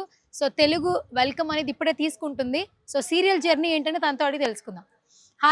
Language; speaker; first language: Telugu; native; Telugu